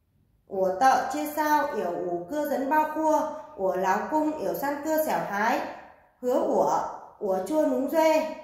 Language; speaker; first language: Chinese; non-native, learner; Vietnamese